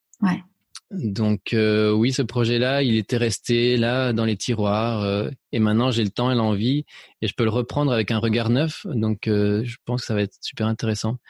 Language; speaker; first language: French; early bilingual, other home language; Spanish